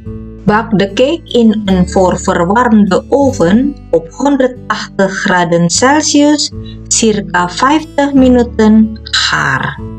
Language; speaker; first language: Dutch; non-native, fluent; Indonesian